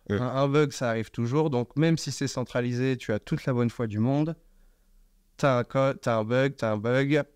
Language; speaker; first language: French; native; French